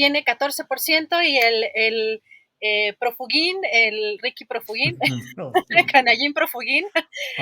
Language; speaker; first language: Spanish; native; Spanish